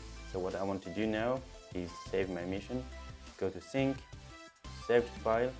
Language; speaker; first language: English; non-native, fluent; French